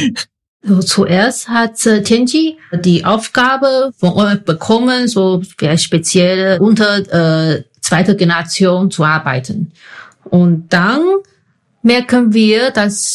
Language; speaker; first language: German; non-native, fluent; Chinese